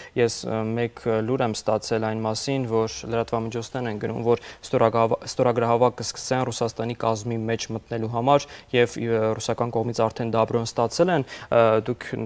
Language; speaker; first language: Armenian; native; Armenian